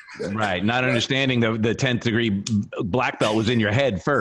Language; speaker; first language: English; native; English